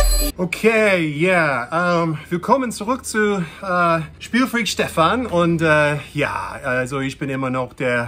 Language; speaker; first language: German; non-native, learner; English